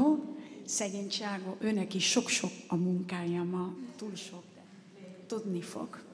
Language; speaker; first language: Hungarian; non-native, learner; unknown